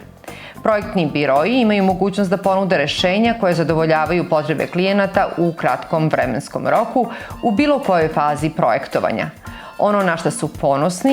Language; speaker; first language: Serbian; native; Serbian